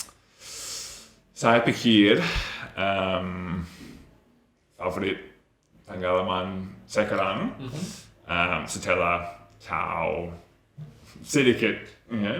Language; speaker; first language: Indonesian; non-native, learner; English